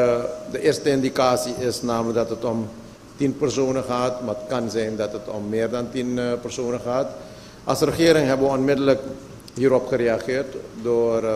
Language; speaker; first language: Dutch; native; Dutch